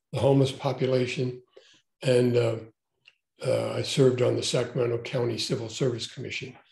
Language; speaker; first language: English; native; English